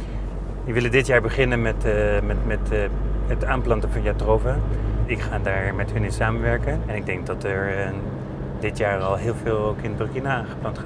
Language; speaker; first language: Dutch; native; Dutch